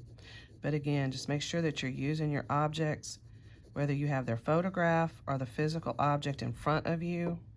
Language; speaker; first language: English; native; English